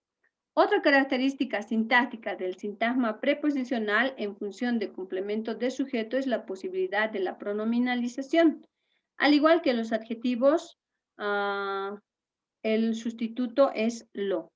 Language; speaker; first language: Spanish; native; Spanish